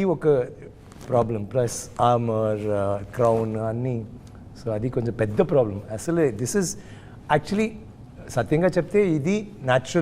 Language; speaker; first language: Telugu; non-native, learner; Tamil